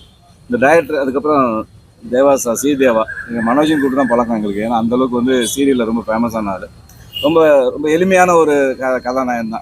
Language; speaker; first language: Tamil; native; Tamil